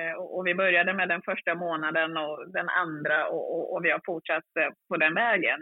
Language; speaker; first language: Swedish; early bilingual, other home language; Swahili